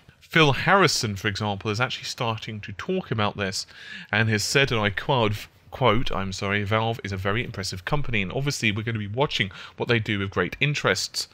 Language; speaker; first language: English; native; English